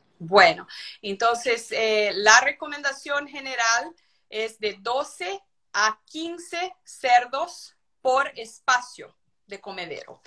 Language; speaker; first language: Spanish; non-native, fluent; Portuguese